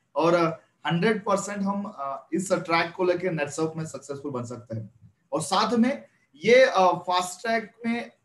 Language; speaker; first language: Hindi; non-native, local second language; Marathi